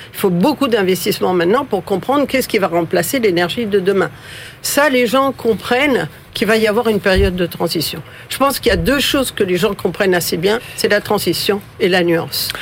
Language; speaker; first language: French; early bilingual, other home language; Spanish